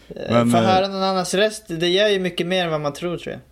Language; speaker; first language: Swedish; native; Swedish